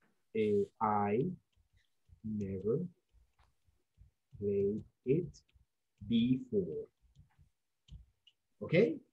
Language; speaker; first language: English; non-native, fluent; Spanish